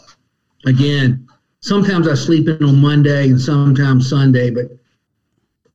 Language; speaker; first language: English; native; English